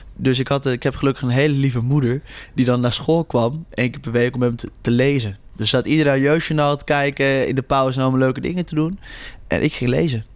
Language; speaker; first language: Dutch; early bilingual, heritage; Dutch